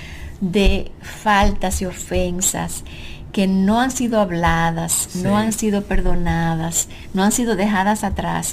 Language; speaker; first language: Spanish; native; Spanish